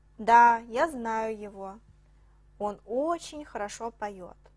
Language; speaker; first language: Russian; non-native, fluent; Chinese